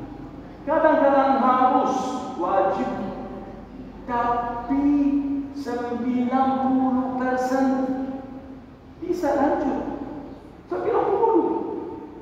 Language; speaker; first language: Indonesian; non-native, learner; Arabic